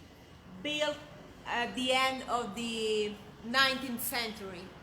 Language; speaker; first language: English; non-native, fluent; Italian